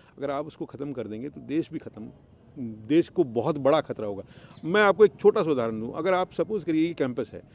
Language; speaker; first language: Hindi; native; Hindi